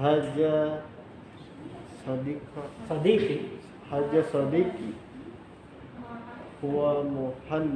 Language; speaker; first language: Arabic; non-native, learner; Indonesian